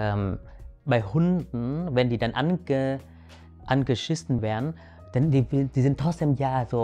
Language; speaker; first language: German; early bilingual, other home language; Vietnamese